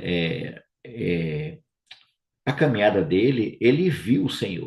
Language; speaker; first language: Portuguese; native; Portuguese